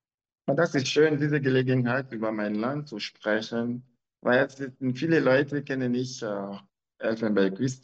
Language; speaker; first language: German; non-native, learner; French